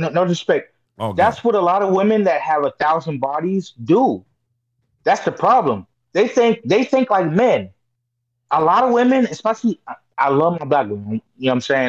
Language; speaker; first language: English; native; English